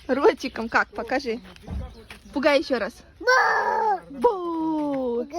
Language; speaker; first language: Russian; native; Russian